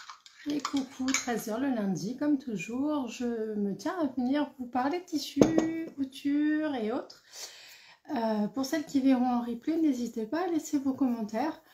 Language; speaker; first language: French; native; French